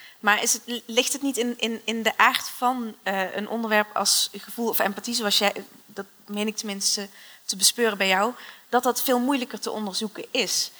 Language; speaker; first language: Dutch; native; Dutch